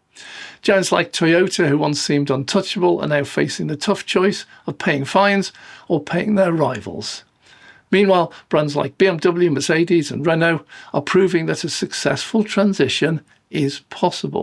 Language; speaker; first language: English; native; English